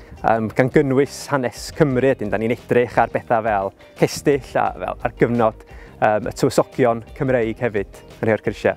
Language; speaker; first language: Welsh; native; Welsh